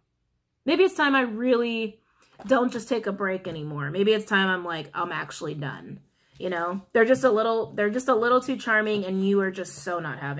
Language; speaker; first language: English; native; English